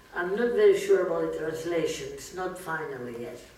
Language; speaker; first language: English; non-native, fluent; Greek